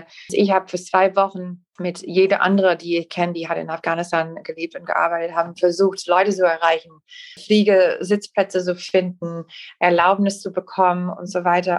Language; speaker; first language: German; non-native, fluent; English